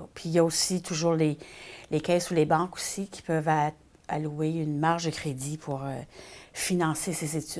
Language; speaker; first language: French; native; French